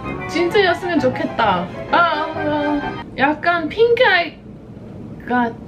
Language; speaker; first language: Korean; non-native, fluent; English